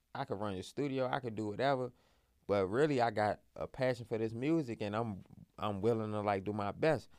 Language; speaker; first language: English; native; English